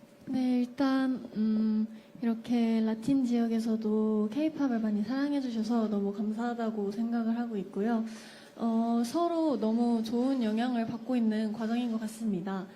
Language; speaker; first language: Korean; early bilingual, heritage; Korean